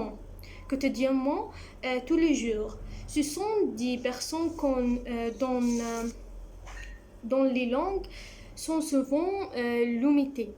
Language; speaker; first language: French; non-native, learner; Arabic